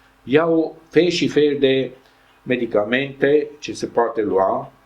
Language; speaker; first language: Romanian; non-native, local second language; Hungarian